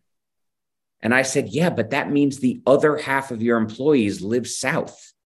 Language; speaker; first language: English; native; English